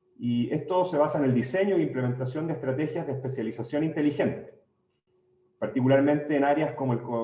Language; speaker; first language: Spanish; native; Spanish